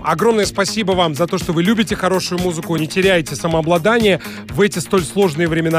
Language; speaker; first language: Russian; native; Russian